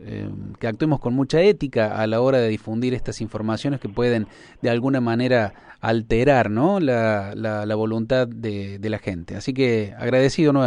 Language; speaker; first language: Spanish; native; Spanish